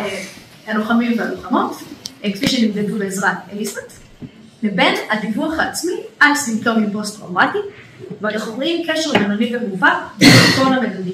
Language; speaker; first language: Hebrew; native; Hebrew